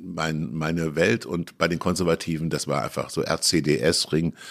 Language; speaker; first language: German; native; German